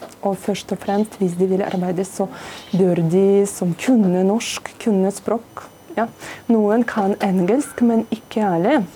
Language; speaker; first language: Norwegian; non-native, learner; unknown